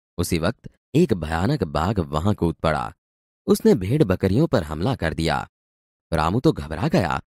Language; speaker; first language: Hindi; non-native, local second language; Gujarati